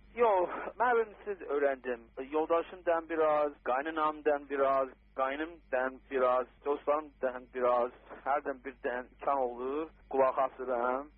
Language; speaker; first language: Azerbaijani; non-native, learner; English